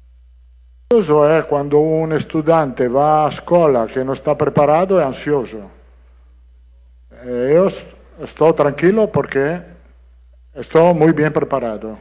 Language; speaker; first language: Portuguese; non-native, learner; Italian